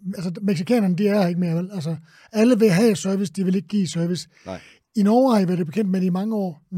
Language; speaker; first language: Danish; native; Danish